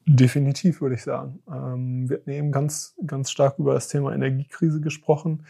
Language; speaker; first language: German; native; German